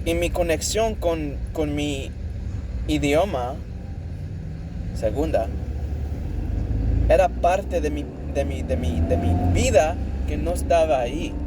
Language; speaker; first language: Spanish; early bilingual, heritage; English